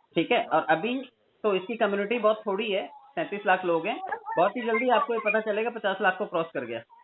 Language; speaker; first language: Hindi; native; Hindi